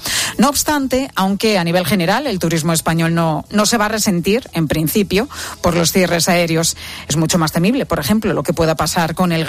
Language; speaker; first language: Spanish; native; Spanish